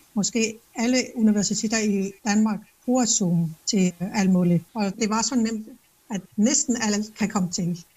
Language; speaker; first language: Danish; non-native, local second language; Kalaallisut